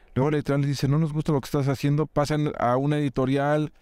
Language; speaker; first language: Spanish; native; Spanish